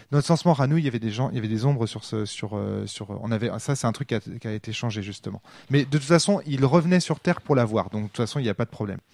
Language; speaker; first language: French; native; French